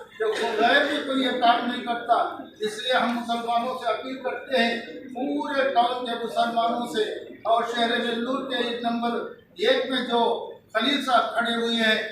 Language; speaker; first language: Hindi; non-native, local second language; Urdu